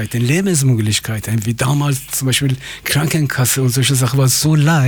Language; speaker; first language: German; non-native, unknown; Persian